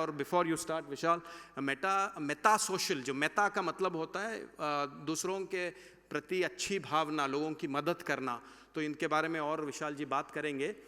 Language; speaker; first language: Hindi; non-native, local second language; Marathi